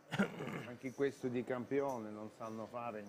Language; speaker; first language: Italian; non-native, learner; Russian